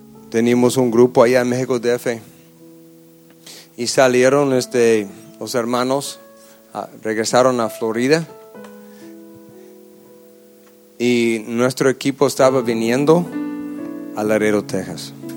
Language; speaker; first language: Spanish; non-native, fluent; English